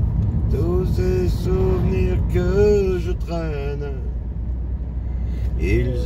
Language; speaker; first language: French; native; French